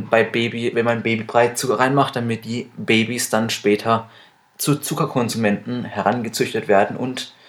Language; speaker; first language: German; native; German